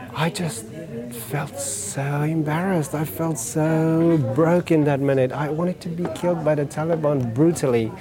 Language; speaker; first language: English; non-native, fluent; Persian